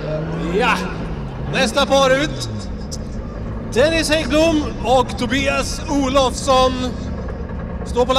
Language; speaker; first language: Swedish; native; Swedish